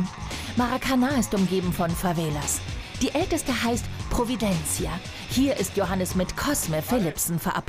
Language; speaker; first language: German; native; German